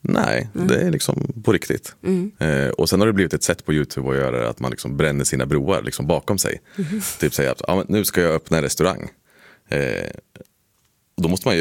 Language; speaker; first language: Swedish; native; Swedish